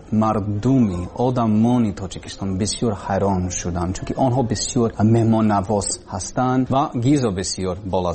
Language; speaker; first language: Persian; non-native, learner; English